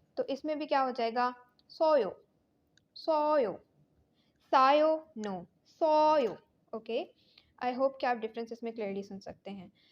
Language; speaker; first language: Urdu; native; Urdu